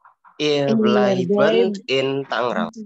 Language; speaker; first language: German; non-native, learner; Indonesian